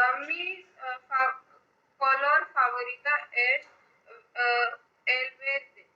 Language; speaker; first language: Spanish; non-native, learner; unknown